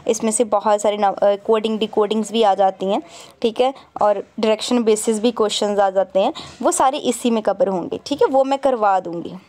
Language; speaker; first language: Hindi; non-native, local second language; Punjabi